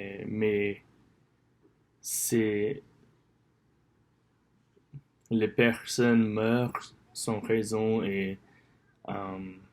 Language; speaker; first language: French; non-native, learner; English